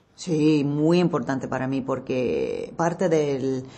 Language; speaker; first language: Spanish; non-native, learner; English